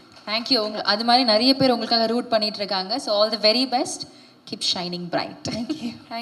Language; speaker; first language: Tamil; native; Tamil